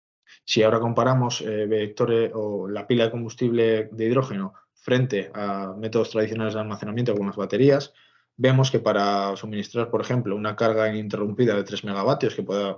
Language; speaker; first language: Spanish; native; Spanish